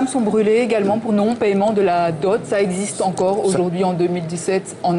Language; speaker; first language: French; native; French